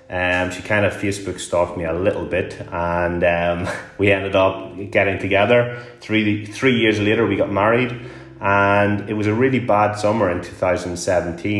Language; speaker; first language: English; native; English